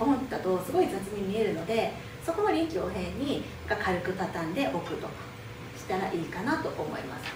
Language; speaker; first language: Japanese; native; Japanese